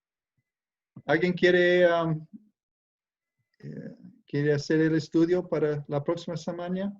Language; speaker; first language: Spanish; non-native, fluent; English